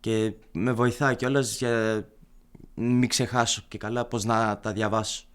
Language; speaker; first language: Greek; early bilingual, heritage; Greek